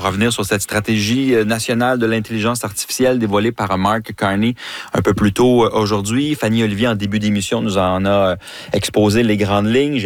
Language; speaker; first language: French; native; French